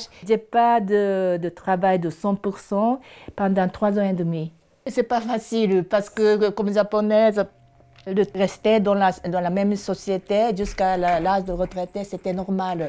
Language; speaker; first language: French; non-native, fluent; Japanese